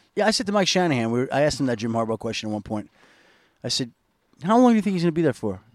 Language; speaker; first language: English; native; English